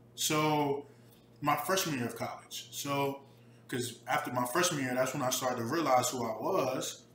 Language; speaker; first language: English; native; English